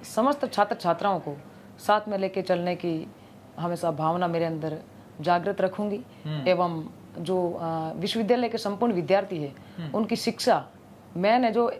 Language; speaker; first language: Hindi; native; Hindi